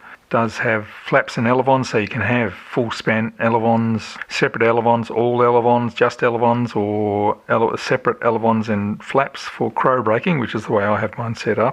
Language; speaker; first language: English; native; English